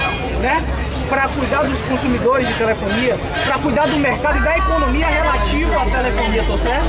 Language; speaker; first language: Portuguese; native; Portuguese